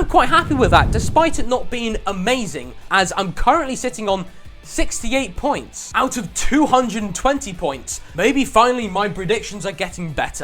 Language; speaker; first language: English; native; English